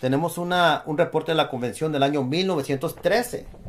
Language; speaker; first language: Spanish; native; Spanish